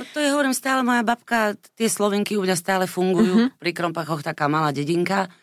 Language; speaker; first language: Slovak; native; Slovak